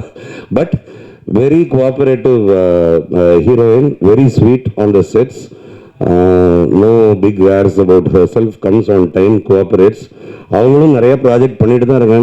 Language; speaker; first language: Tamil; native; Tamil